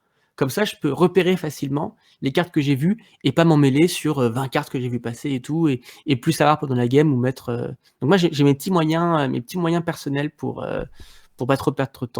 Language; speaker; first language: French; native; French